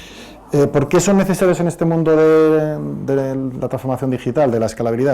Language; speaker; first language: Spanish; native; Spanish